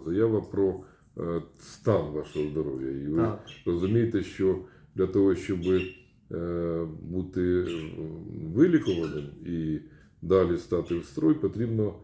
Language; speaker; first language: Ukrainian; native; Ukrainian